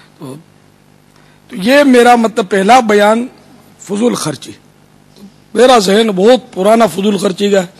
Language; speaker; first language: Urdu; non-native, local second language; Kachhi